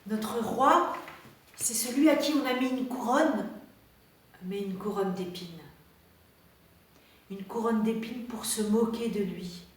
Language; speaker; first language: French; native; French